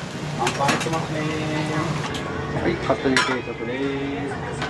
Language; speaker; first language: Japanese; native; Japanese